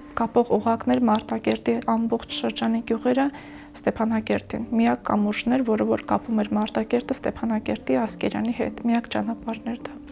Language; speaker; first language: Armenian; native; Armenian